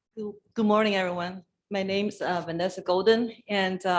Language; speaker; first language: English; non-native, fluent; Chinese